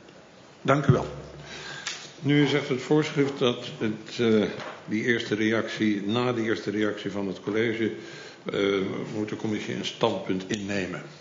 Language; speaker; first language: Dutch; native; Dutch